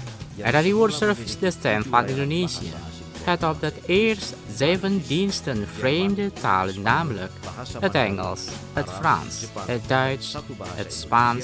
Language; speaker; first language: Dutch; non-native, learner; Indonesian